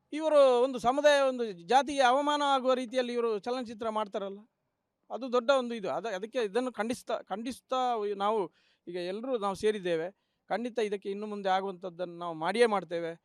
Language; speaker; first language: Kannada; non-native, local second language; Tulu